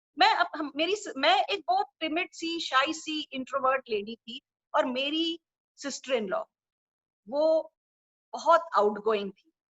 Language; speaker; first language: Hindi; non-native, local second language; Urdu